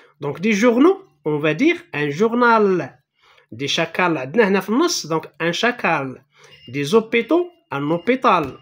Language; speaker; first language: French; non-native, local second language; Arabic